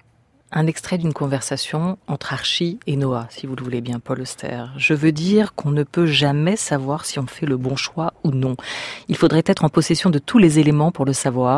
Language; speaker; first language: French; native; French